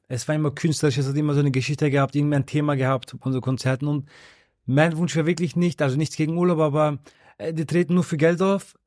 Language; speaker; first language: German; early bilingual, other home language; Turkish